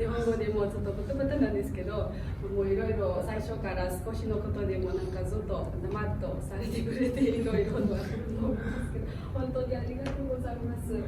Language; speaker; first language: Japanese; native; Japanese